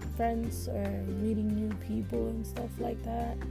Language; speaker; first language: English; non-native, local second language; Filipino